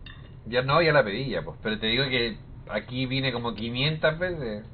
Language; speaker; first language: Spanish; native; Spanish